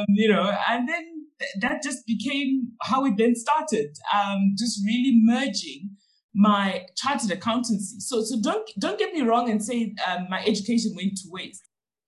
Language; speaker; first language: English; non-native, local second language; Shona